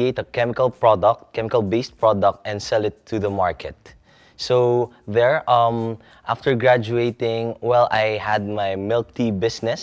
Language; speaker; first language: English; non-native, local second language; Filipino